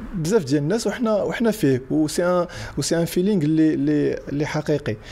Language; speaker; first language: Arabic; native; Arabic